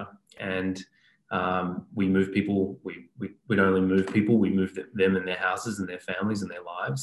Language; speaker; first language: English; native; English